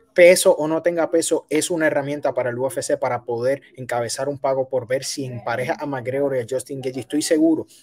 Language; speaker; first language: Spanish; native; Spanish